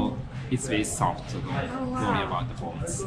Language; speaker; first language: English; non-native, fluent; Japanese